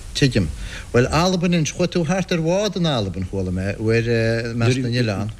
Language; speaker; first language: Irish; native; Irish